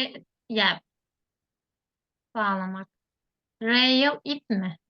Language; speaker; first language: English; non-native, learner; Turkish